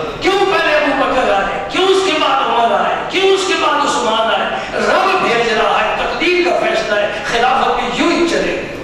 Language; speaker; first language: Urdu; non-native, local second language; Punjabi